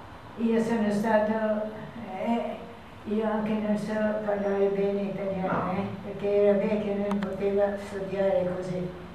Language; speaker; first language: Italian; non-native, learner; Albanian